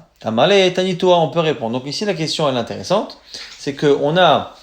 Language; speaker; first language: French; native; French